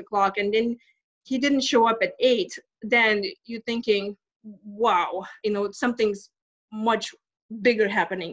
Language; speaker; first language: English; non-native, fluent; Lithuanian